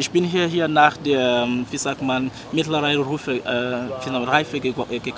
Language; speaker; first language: German; non-native, fluent; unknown